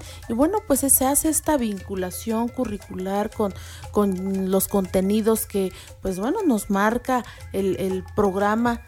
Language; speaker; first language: Spanish; native; Spanish